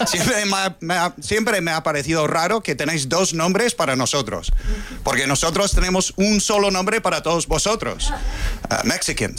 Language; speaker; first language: Spanish; non-native, fluent; English